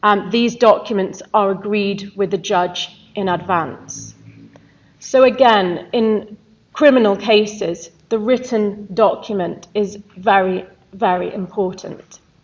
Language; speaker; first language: English; native; English